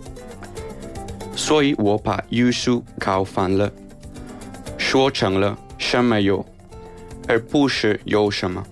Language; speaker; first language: Chinese; non-native, fluent; Spanish